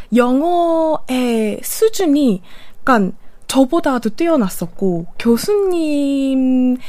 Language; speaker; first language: Korean; non-native, fluent; English